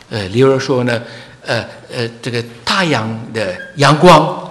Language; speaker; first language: Chinese; non-native, fluent; English